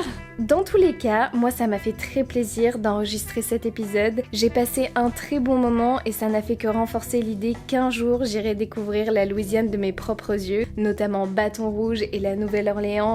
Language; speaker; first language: French; native; French